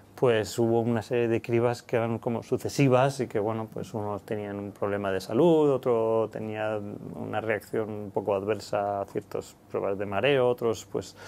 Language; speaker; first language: Spanish; native; Spanish